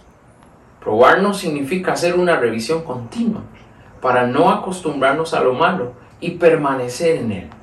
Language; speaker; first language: Spanish; native; Spanish